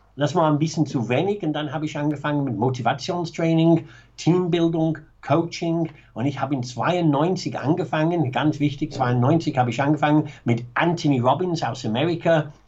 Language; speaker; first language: German; non-native, fluent; English